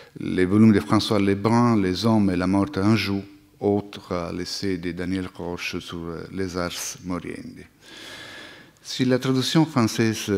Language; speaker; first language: French; non-native, fluent; Italian